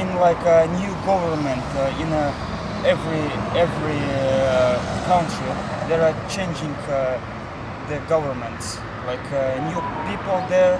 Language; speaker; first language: English; non-native, fluent; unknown